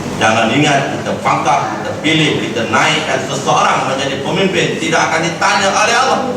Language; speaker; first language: Malay; native; Malay